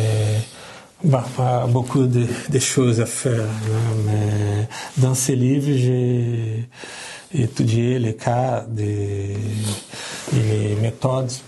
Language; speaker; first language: French; non-native, learner; Portuguese